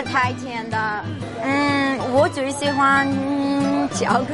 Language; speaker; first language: Chinese; non-native, learner; Hebrew